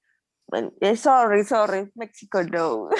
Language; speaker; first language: English; non-native, learner; Spanish